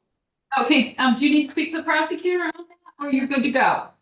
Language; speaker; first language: English; native; English